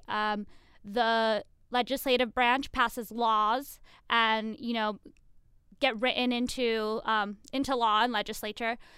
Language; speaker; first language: English; native; English